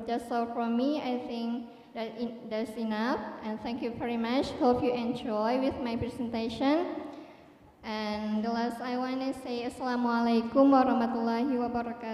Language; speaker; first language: English; non-native, learner; Thai